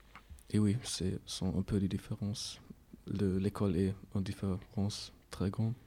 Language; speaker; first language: French; non-native, learner; German